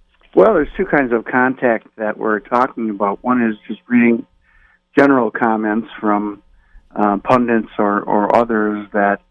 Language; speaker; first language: English; native; English